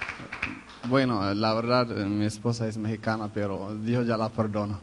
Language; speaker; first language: Spanish; non-native, fluent; Hebrew